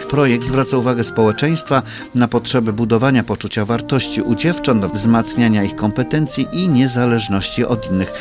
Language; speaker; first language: Polish; native; Polish